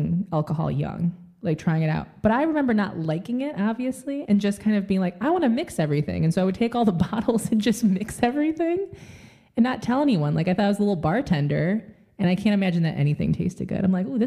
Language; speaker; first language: English; native; English